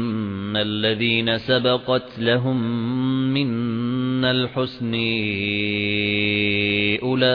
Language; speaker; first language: Arabic; native; Arabic